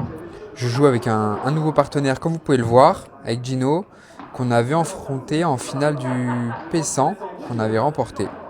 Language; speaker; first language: French; native; French